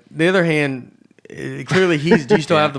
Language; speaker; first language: English; native; English